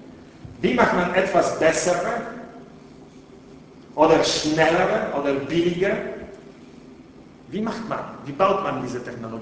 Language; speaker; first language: German; non-native, fluent; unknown